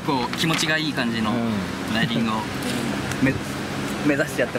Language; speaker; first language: Japanese; native; Japanese